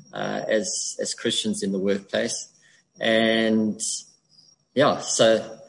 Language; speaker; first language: English; native; English